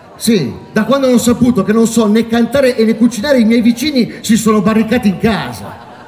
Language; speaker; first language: Italian; native; Italian